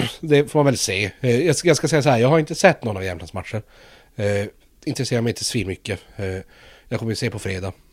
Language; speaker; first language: Swedish; native; Swedish